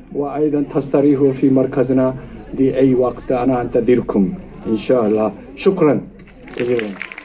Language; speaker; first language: Arabic; non-native, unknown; Korean